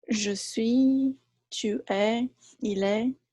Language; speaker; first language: French; non-native, fluent; Portuguese